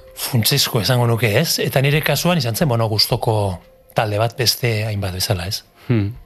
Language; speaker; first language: Basque; non-native, local second language; Spanish